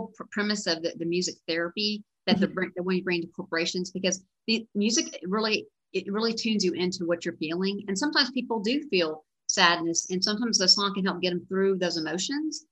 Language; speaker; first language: English; native; English